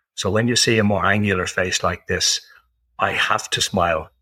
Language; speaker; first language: English; native; English